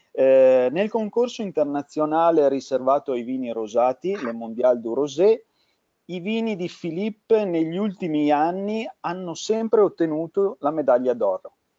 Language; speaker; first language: Italian; native; Italian